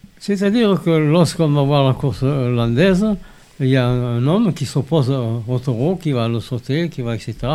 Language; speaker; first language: French; native; French